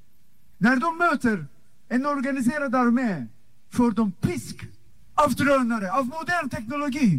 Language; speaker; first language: Swedish; non-native, fluent; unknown